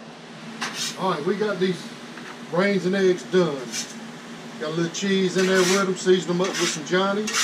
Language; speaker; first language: English; native; English